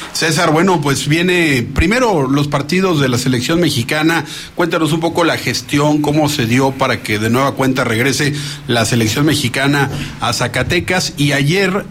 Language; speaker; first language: Spanish; native; Spanish